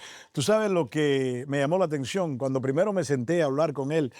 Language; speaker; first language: Spanish; native; Spanish